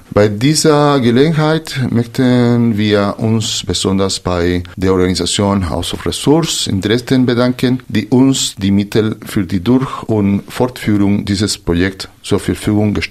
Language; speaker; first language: German; non-native, fluent; Spanish